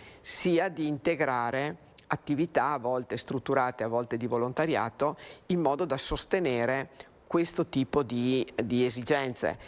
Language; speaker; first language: Italian; native; Italian